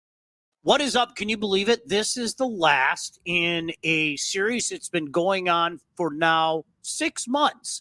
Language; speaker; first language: English; native; English